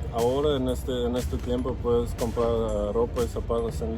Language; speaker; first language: Spanish; non-native, fluent; Russian